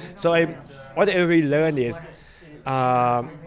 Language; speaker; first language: English; non-native, learner; Thai